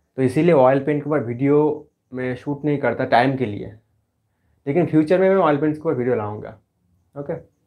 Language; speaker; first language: Hindi; non-native, local second language; Bangla